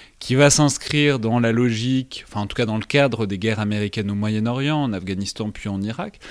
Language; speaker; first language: French; native; French